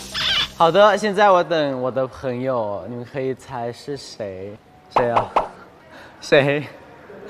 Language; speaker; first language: Chinese; non-native, learner; Thai